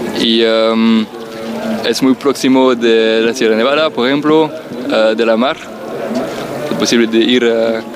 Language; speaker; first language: Spanish; non-native, learner; French